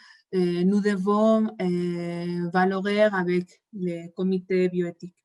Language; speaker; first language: French; non-native, fluent; Spanish